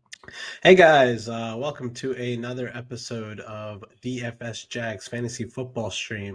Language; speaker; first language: English; native; English